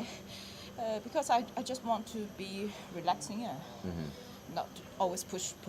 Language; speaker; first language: English; non-native, learner; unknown